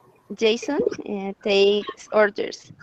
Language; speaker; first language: English; non-native, learner; Spanish